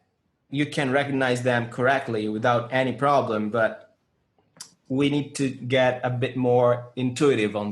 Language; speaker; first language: English; non-native, fluent; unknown